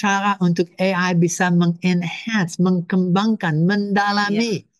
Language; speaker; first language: Indonesian; non-native, fluent; English